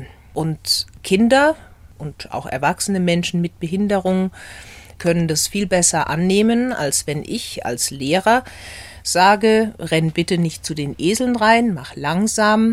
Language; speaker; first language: German; native; German